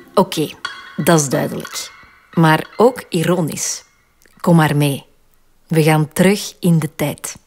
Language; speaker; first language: Dutch; native; Dutch